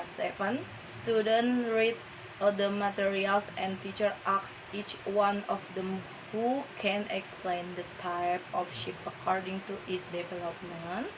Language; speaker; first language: English; non-native, learner; Indonesian